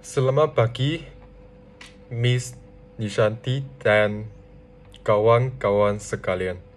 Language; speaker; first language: Malay; non-native, learner; Chinese